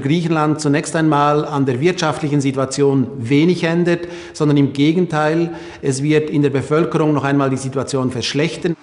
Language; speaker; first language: German; native; German